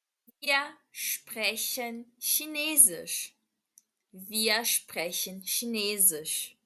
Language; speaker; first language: German; non-native, fluent; Portuguese